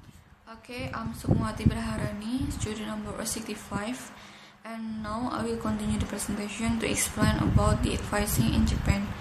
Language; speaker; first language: English; non-native, learner; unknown